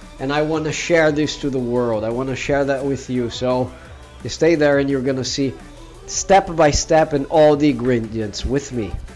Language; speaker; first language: English; non-native, fluent; Portuguese